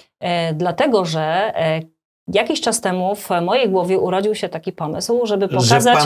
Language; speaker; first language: Polish; native; Polish